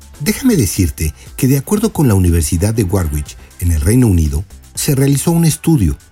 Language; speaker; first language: Spanish; native; Spanish